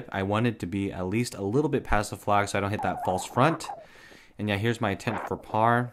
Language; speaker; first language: English; native; English